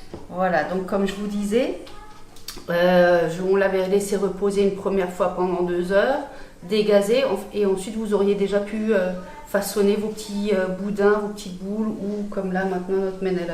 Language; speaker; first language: French; native; French